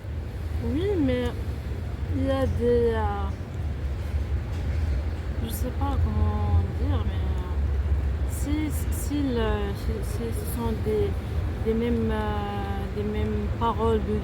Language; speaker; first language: French; non-native, fluent; Arabic